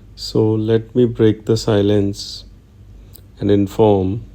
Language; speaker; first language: English; non-native, local second language; Hindi